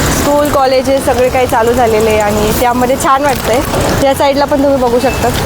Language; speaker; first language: Marathi; native; Marathi